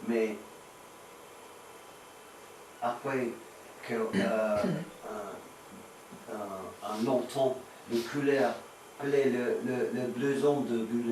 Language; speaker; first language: French; non-native, learner; Swedish